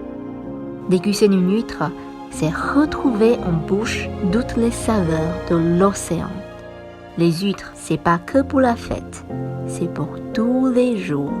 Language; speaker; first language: French; non-native, fluent; Chinese